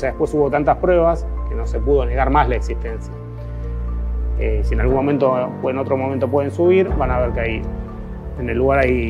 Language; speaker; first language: Spanish; native; Spanish